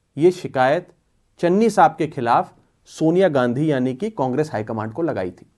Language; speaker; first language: Hindi; non-native, local second language; Punjabi